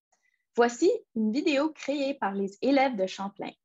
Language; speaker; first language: French; native; French